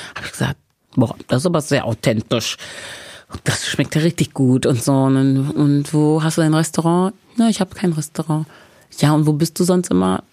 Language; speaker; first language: German; early bilingual, other home language; English